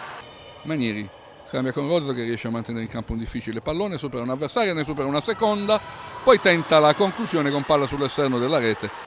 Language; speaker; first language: Italian; native; Italian